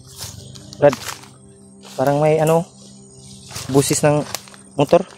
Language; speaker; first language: Filipino; non-native, local second language; Cebuano